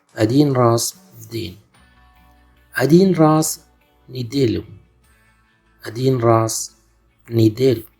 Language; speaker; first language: Russian; non-native, fluent; Arabic